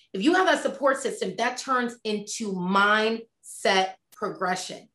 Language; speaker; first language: English; native; English